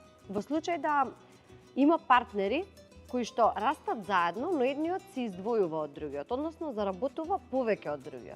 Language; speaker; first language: Macedonian; native; Macedonian